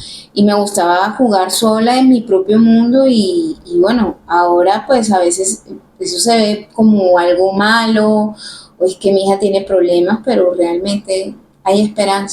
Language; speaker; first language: Spanish; native; Spanish